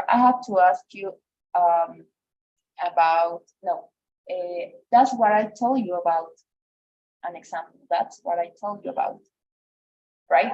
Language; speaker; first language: English; non-native, fluent; Spanish